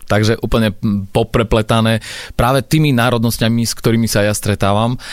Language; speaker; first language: Slovak; native; Slovak